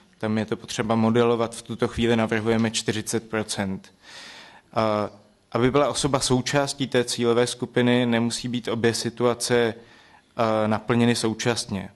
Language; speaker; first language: Czech; native; Czech